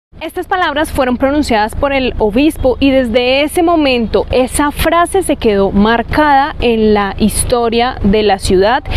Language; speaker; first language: Spanish; native; Spanish